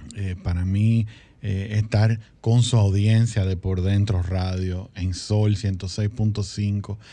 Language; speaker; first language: Spanish; native; Spanish